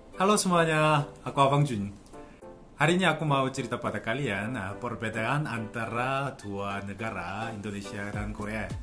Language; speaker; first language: Indonesian; non-native, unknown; Korean